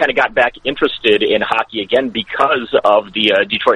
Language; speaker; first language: English; native; English